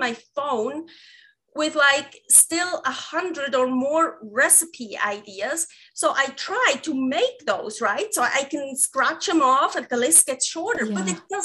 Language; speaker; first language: English; non-native, fluent; Swiss German